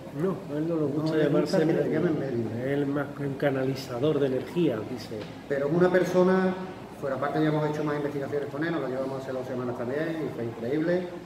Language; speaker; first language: Spanish; native; Spanish